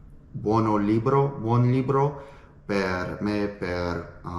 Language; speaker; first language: Italian; non-native, learner; English